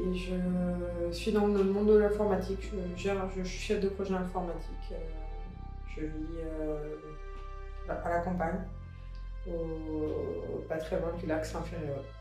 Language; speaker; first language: French; early bilingual, other home language; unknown